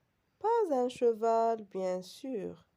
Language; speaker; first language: French; non-native, local second language; Arabic